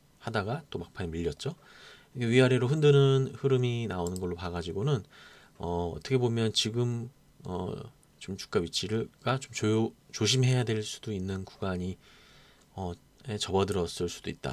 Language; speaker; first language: Korean; native; Korean